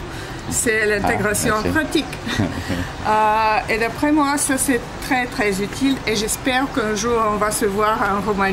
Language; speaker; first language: French; non-native, fluent; Bulgarian